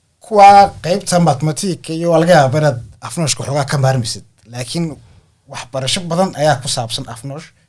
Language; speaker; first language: Somali; early bilingual, heritage; Somali